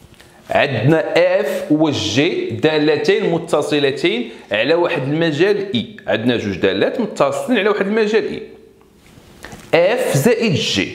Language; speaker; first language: Arabic; native; Arabic